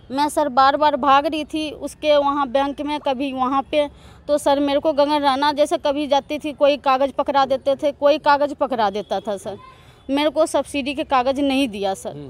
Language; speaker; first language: Hindi; native; Hindi